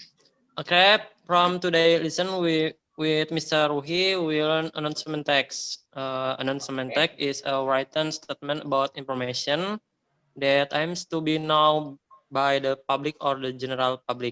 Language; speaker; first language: English; non-native, learner; Indonesian